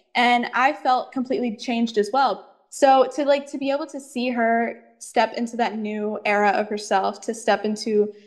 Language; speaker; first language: English; native; English